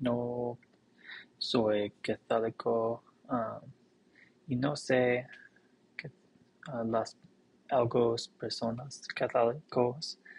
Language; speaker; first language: Spanish; non-native, learner; English